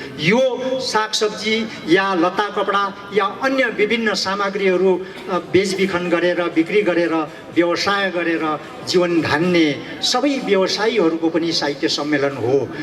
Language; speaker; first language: Nepali; native; Nepali